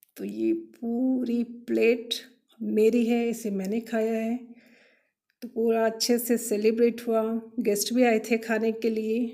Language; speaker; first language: Hindi; non-native, local second language; Kannada